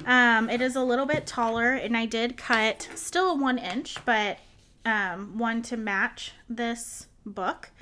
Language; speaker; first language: English; native; English